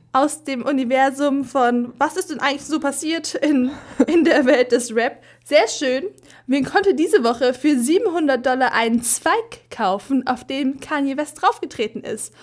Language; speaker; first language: German; early bilingual, other home language; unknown